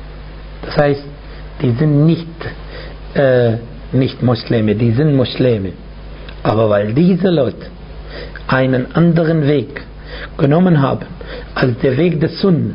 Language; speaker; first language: German; non-native, fluent; Arabic